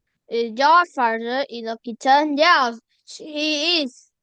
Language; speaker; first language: English; non-native, learner; Vietnamese